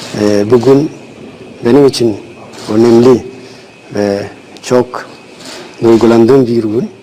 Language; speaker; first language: Turkish; non-native, fluent; Somali